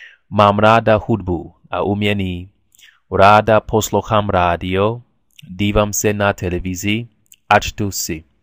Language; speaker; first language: Czech; non-native, learner; English